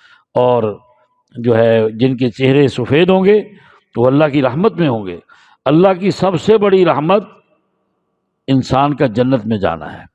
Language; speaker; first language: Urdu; non-native, local second language; Punjabi